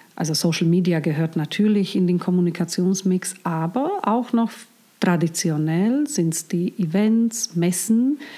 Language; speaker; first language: German; non-native, fluent; Slovak